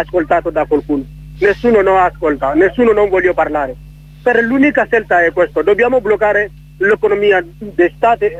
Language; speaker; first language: Italian; non-native, learner; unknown